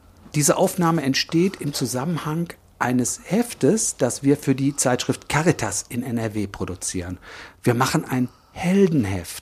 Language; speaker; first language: German; native; German